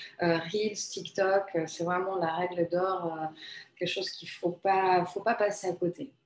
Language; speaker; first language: French; non-native, fluent; Portuguese